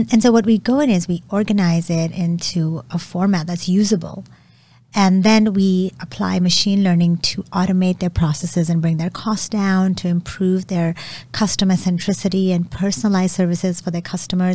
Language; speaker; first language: English; non-native, local second language; Urdu